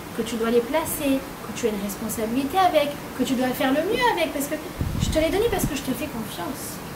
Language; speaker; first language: French; native; French